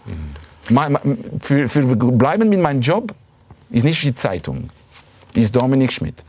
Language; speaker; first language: German; non-native, fluent; Italian